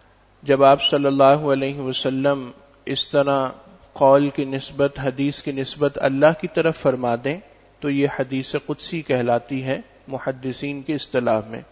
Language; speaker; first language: Urdu; native; Urdu